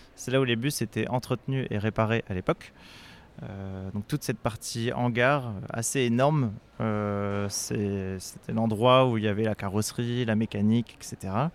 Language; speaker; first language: French; native; French